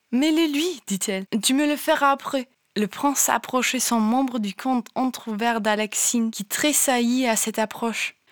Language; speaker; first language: French; non-native, fluent; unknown